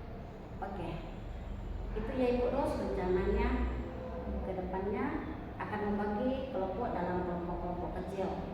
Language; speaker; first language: Indonesian; native; Indonesian